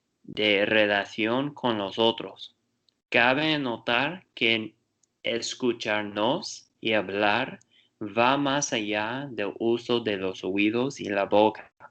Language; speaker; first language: Spanish; non-native, learner; Portuguese